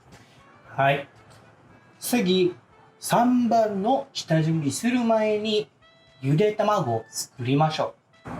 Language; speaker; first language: Japanese; non-native, fluent; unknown